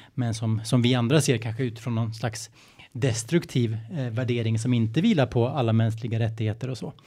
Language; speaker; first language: Swedish; native; Swedish